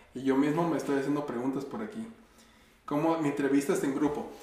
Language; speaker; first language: Spanish; native; Spanish